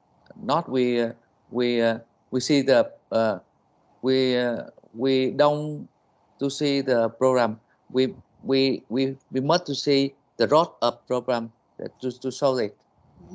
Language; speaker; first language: English; non-native, learner; Vietnamese